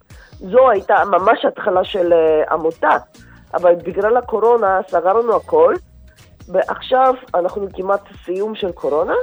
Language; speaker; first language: Hebrew; non-native, fluent; Korean